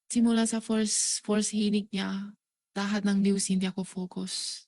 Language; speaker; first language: Filipino; non-native, learner; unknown